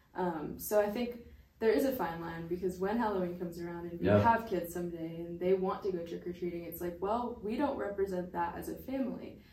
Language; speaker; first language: English; native; English